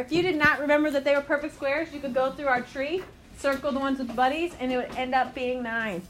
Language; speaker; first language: English; native; English